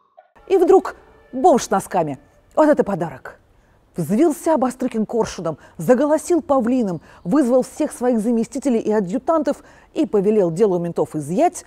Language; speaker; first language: Russian; native; Russian